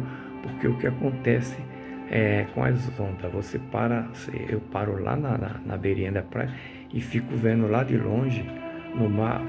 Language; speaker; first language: Portuguese; native; Portuguese